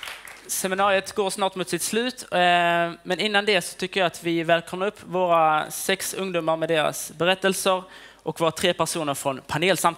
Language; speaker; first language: Swedish; native; Swedish